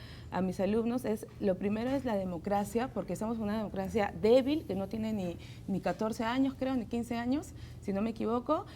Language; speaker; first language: Spanish; native; Spanish